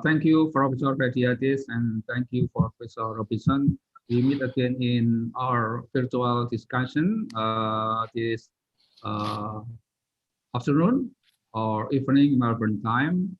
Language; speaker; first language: English; non-native, learner; Indonesian